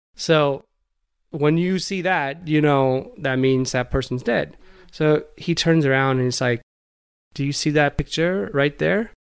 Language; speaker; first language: English; non-native, local second language; Gujarati